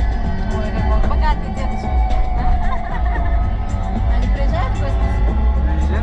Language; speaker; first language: Russian; native; Russian